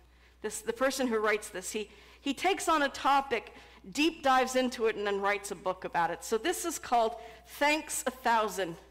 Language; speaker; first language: English; native; English